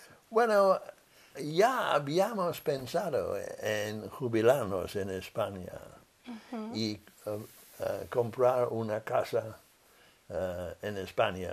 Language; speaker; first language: Spanish; non-native, fluent; English